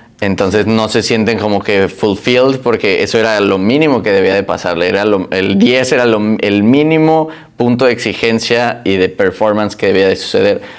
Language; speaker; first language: Spanish; native; Spanish